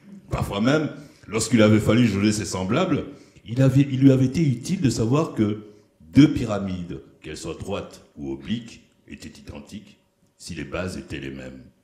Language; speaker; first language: French; non-native, local second language; Lingala